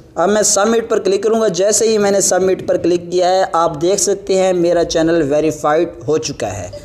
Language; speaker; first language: Urdu; non-native, local second language; Punjabi